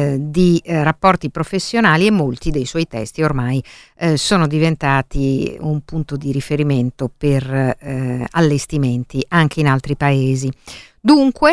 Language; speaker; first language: Italian; native; Italian